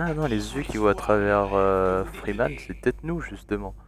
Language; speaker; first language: French; native; French